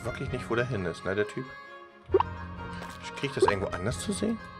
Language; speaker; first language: German; native; German